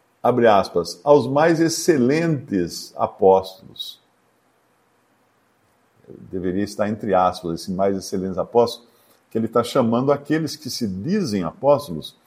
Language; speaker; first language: Portuguese; native; Portuguese